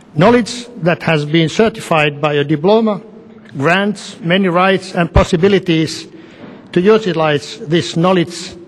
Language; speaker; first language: English; non-native, fluent; Finnish